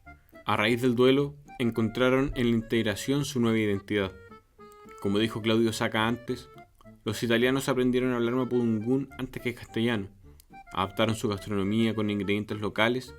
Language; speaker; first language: Spanish; native; Spanish